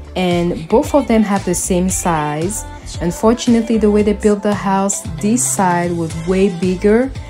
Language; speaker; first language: English; non-native, fluent; French